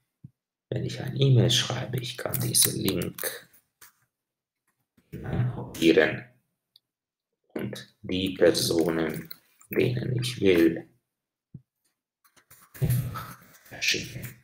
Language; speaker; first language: German; non-native, fluent; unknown